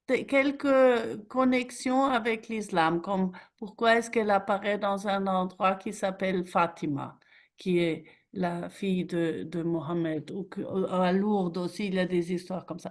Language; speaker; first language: French; non-native, fluent; German